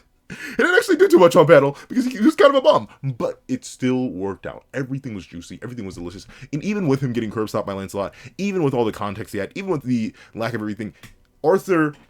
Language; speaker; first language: English; native; English